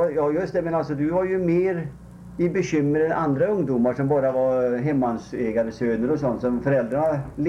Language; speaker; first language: Swedish; native; Swedish